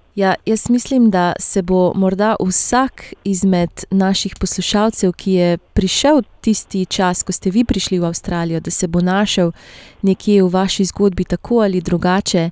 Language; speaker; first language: Slovenian; native; Slovenian